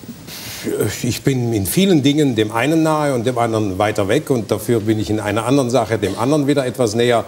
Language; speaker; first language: German; native; German